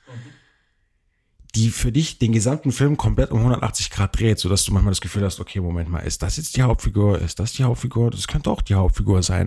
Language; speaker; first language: German; native; German